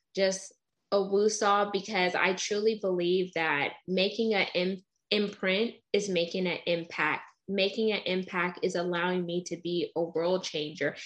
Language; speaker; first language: English; native; English